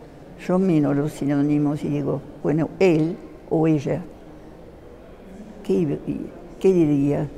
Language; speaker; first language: Spanish; non-native, fluent; French